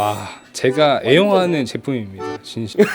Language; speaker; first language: Korean; native; Korean